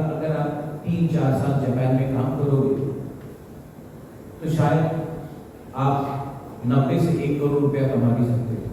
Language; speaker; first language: Hindi; non-native, local second language; Kok Borok